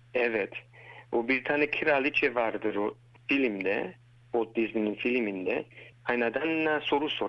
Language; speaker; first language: Turkish; early bilingual, heritage; Turkish